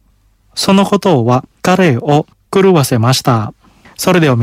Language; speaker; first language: Japanese; non-native, fluent; Indonesian